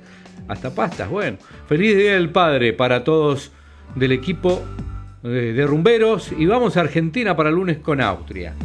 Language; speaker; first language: Spanish; native; Spanish